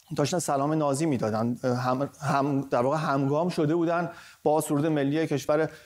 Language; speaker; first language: Persian; native; Persian